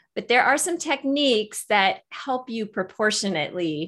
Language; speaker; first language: English; native; English